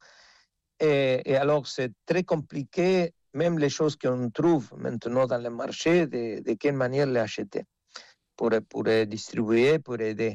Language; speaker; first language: French; non-native, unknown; Spanish